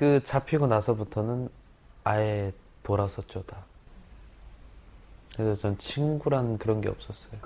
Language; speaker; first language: Korean; native; Korean